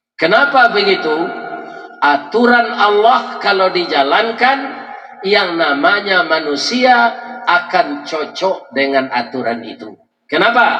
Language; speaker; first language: Malay; non-native, local second language; Minangkabau